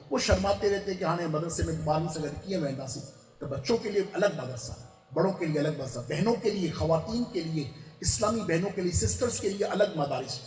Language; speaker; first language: Urdu; non-native, local second language; Sindhi